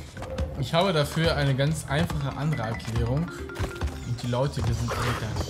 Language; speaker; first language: German; native; German